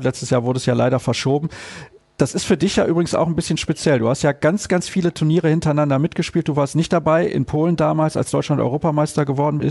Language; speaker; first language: German; native; German